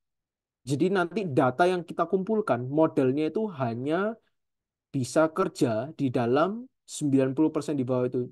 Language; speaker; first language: Indonesian; native; Indonesian